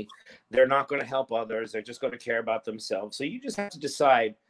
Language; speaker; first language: English; native; English